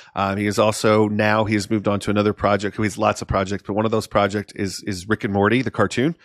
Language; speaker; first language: English; native; English